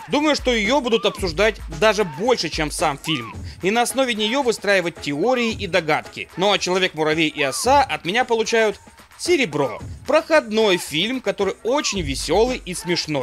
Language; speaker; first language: Russian; native; Russian